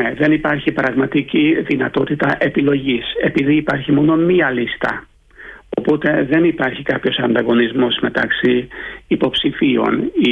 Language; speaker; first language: Greek; early bilingual, heritage; Greek